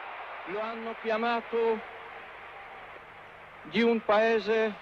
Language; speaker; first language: Italian; non-native, fluent; Polish